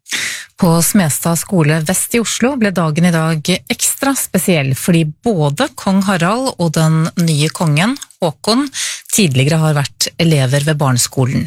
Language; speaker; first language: Norwegian; native; Norwegian